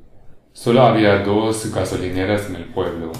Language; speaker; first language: Spanish; non-native, learner; English